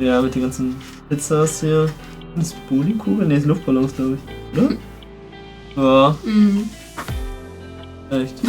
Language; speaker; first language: German; native; German